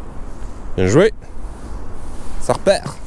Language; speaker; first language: French; native; French